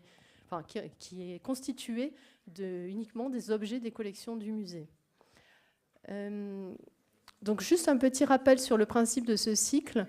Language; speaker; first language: French; native; French